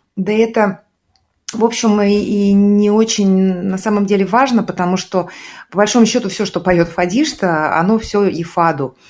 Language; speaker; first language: Russian; native; Russian